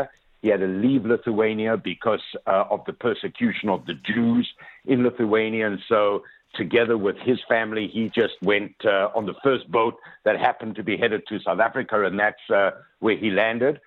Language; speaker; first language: English; native; English